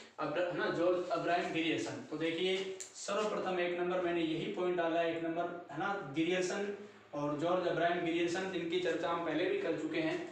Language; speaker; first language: Hindi; native; Hindi